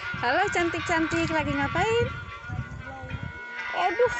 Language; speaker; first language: Indonesian; non-native, local second language; Sundanese